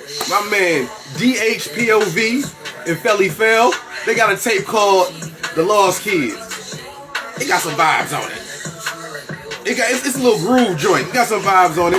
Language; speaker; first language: English; native; English